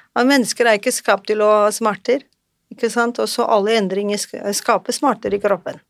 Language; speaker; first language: Norwegian; non-native, fluent; Portuguese